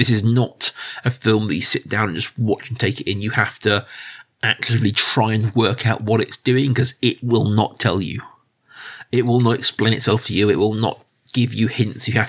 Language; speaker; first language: English; native; English